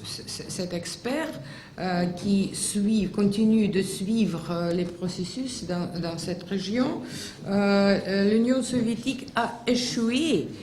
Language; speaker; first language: French; non-native, fluent; Russian